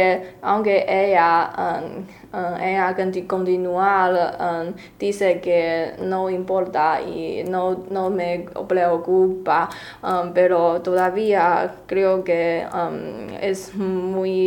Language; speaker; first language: Spanish; non-native, learner; Chinese